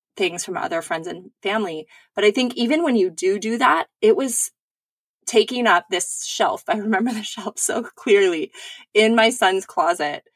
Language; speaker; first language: English; native; English